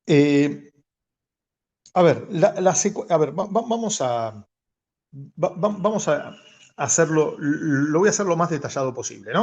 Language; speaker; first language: Spanish; native; Spanish